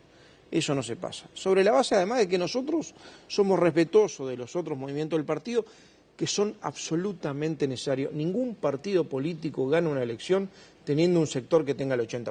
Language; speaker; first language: Spanish; native; Spanish